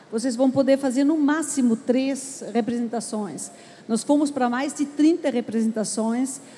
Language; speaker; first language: Portuguese; non-native, fluent; German